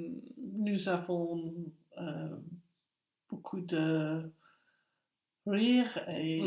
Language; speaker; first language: French; non-native, learner; English